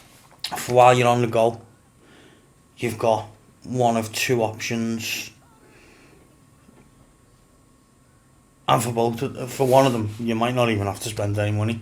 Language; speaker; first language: English; native; English